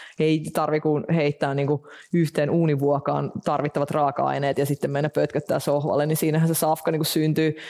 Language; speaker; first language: Finnish; non-native, fluent; Russian